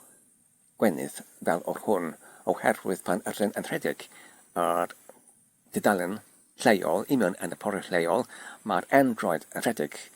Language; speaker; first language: Welsh; non-native, learner; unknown